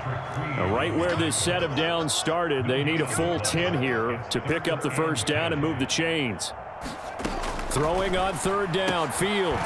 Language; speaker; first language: English; native; English